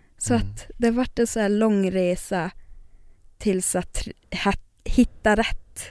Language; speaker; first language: Swedish; non-native, local second language; Northern Sami